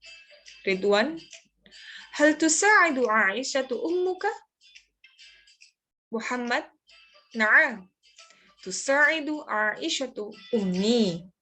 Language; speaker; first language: Arabic; non-native, fluent; Indonesian